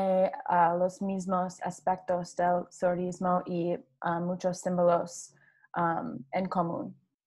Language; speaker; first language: Spanish; non-native, learner; English